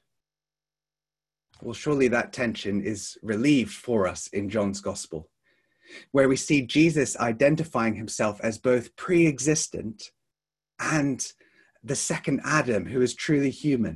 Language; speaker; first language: English; native; English